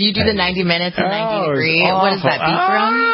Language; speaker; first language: English; native; English